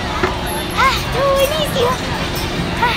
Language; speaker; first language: Spanish; native; Spanish